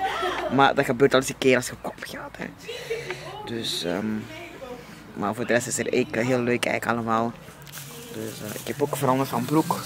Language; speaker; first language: Dutch; native; Dutch